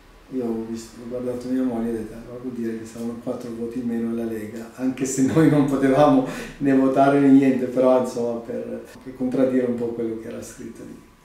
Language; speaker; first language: Italian; non-native, fluent; Albanian